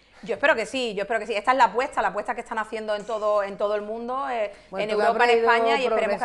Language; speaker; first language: Spanish; native; Spanish